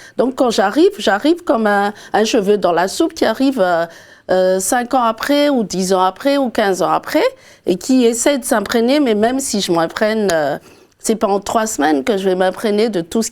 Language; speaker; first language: French; non-native, local second language; Malagasy